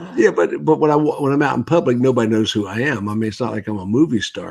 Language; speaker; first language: English; native; English